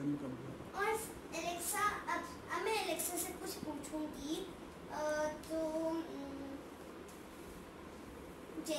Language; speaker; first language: Hindi; native; Hindi